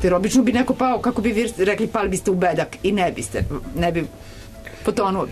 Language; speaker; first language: Serbian; native; Serbian